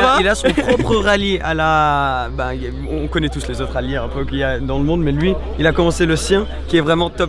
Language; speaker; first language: French; native; French